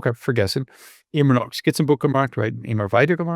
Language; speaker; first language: German; non-native, learner; English